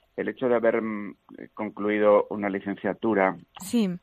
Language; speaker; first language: Spanish; native; Spanish